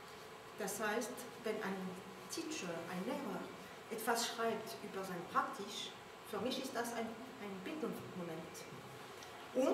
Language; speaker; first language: German; non-native, learner; French